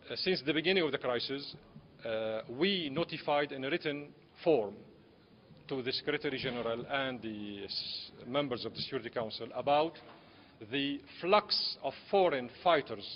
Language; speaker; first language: English; non-native, fluent; Arabic